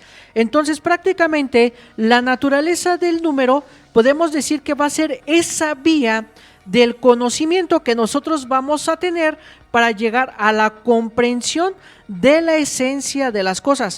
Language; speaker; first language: Spanish; native; Spanish